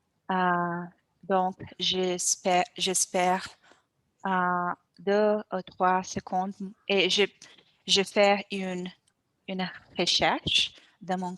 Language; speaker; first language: French; non-native, learner; Portuguese